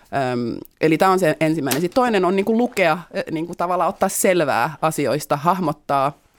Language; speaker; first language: Finnish; native; Finnish